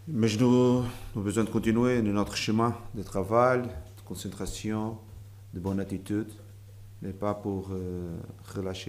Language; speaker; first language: French; non-native, learner; Portuguese